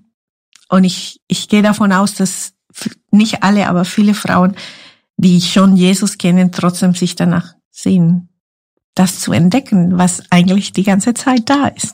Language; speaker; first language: German; non-native, fluent; Spanish